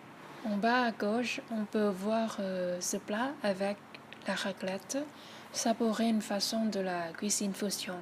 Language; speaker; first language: French; non-native, learner; Thai